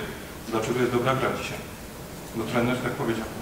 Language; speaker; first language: Polish; native; Polish